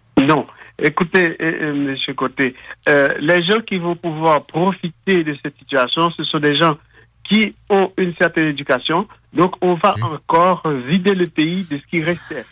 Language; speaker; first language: French; non-native, local second language; Haitian Creole